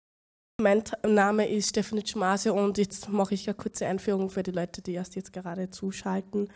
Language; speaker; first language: German; native; German